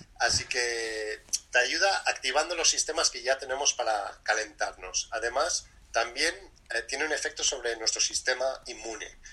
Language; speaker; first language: Spanish; early bilingual, other home language; English